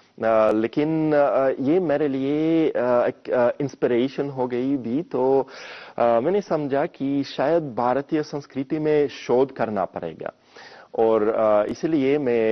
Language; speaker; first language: Hindi; non-native, fluent; Russian